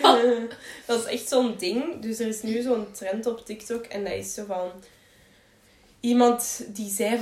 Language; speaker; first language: Dutch; native; Dutch